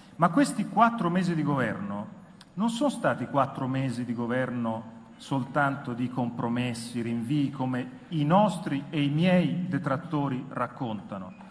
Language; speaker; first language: Italian; native; Italian